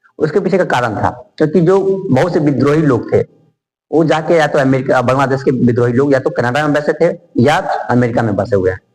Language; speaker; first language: Hindi; native; Hindi